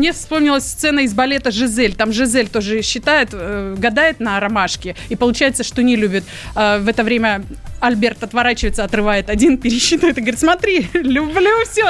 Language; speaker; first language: Russian; native; Russian